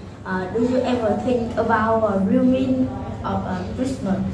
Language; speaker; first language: English; non-native, learner; Vietnamese